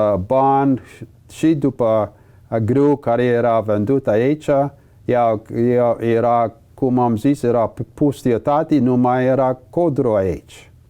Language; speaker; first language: Romanian; early bilingual, heritage; English